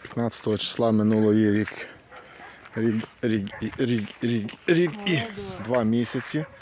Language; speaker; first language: Ukrainian; native; Ukrainian